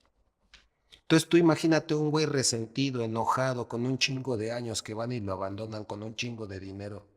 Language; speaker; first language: Spanish; native; Spanish